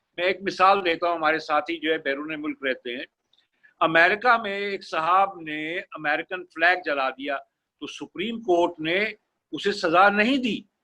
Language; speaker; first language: Urdu; native; Urdu